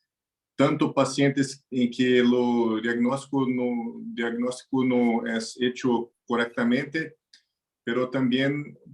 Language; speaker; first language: Spanish; non-native, learner; Portuguese